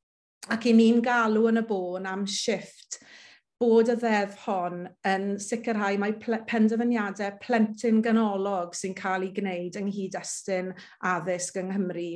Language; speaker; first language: Welsh; native; Welsh